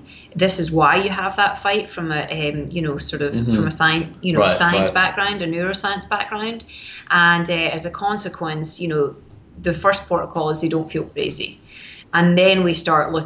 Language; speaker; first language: English; native; English